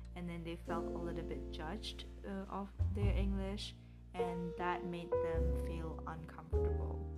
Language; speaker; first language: English; non-native, fluent; Indonesian